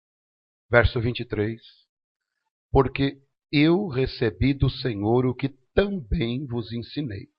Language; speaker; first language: Portuguese; native; Portuguese